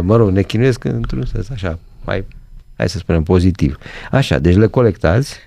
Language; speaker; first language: Romanian; native; Romanian